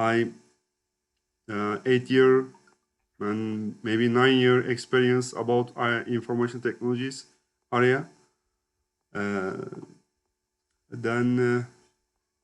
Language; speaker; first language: English; non-native, learner; Turkish